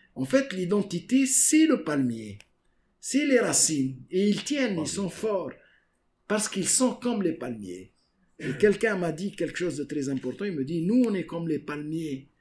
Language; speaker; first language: French; non-native, local second language; Arabic